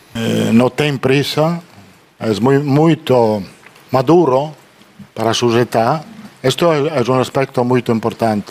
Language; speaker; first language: Spanish; non-native, fluent; Italian